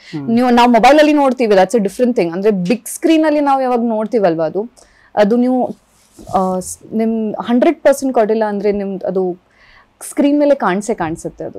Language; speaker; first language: Kannada; early bilingual, other home language; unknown